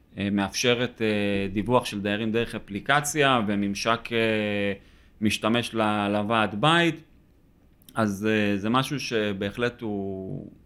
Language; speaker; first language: Hebrew; native; Hebrew